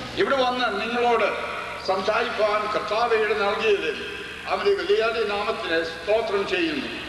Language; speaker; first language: Malayalam; non-native, local second language; English